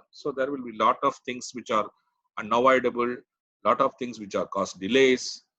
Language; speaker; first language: English; non-native, local second language; Tamil